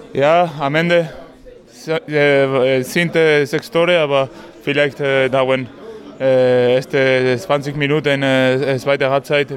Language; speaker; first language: German; non-native, learner; Spanish